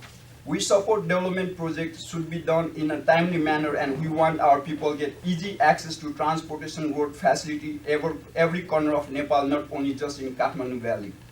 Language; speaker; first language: English; non-native, fluent; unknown